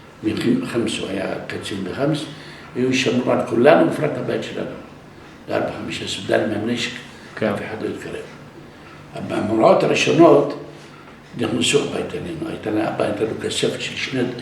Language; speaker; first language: Hebrew; non-native, local second language; Arabic